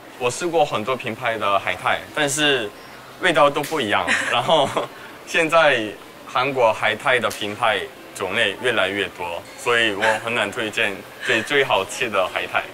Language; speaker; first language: Chinese; non-native, fluent; Korean